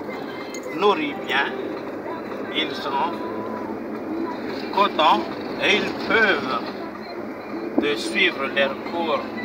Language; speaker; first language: French; non-native, local second language; Malagasy